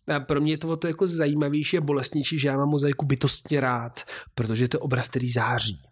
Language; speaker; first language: Czech; non-native, fluent; Italian